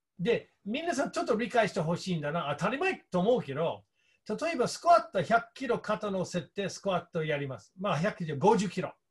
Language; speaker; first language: Japanese; non-native, fluent; English